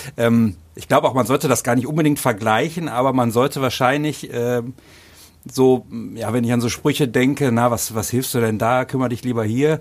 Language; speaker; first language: German; native; German